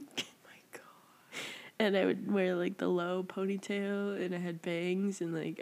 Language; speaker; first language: English; native; English